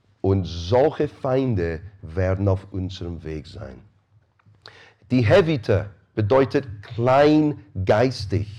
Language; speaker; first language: German; non-native, fluent; English